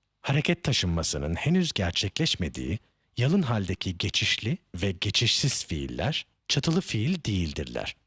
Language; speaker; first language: Turkish; native; Turkish